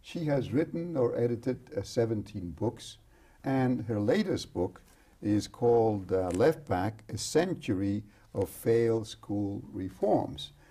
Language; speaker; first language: English; early bilingual, other home language; Spanish